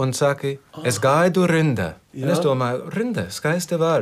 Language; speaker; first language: Latvian; non-native, learner; English